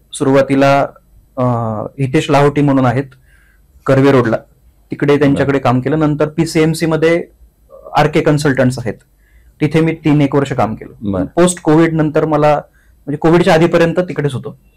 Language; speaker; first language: Marathi; native; Marathi